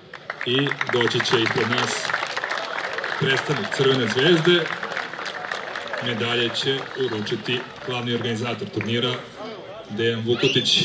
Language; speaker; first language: Croatian; native; Croatian